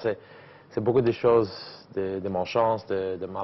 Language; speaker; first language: French; non-native, learner; English